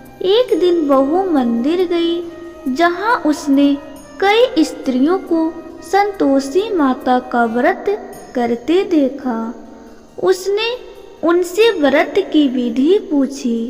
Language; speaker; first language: Hindi; native; Hindi